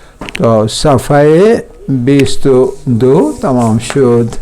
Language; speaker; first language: Persian; non-native, fluent; Urdu